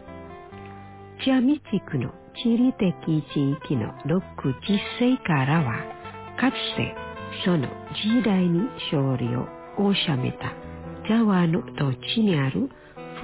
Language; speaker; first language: Japanese; non-native, fluent; Indonesian